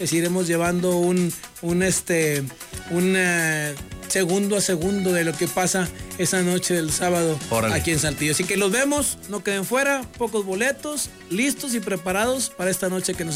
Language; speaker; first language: Spanish; native; Spanish